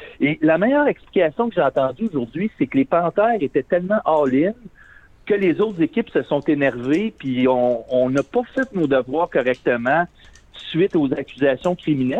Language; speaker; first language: French; native; French